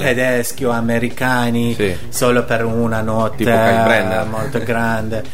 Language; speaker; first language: Italian; non-native, learner; Persian